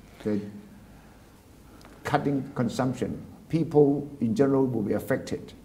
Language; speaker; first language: English; non-native, fluent; Thai